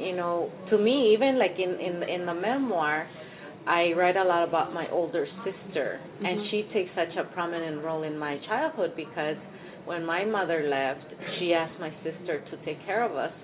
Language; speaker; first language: English; early bilingual, other home language; Spanish